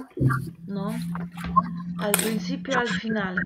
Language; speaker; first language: Spanish; non-native, fluent; Polish